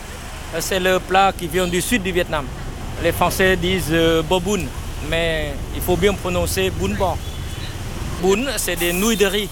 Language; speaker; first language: French; non-native, fluent; Vietnamese